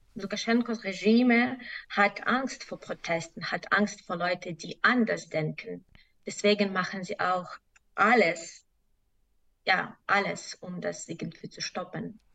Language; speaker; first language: German; non-native, fluent; Russian